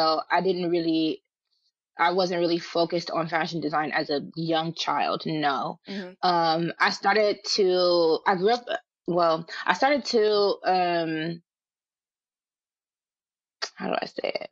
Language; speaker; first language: English; native; English